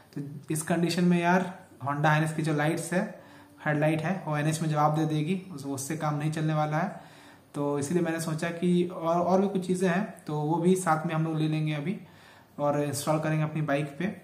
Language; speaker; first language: Hindi; native; Hindi